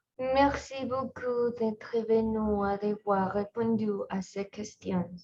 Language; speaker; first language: French; non-native, learner; Spanish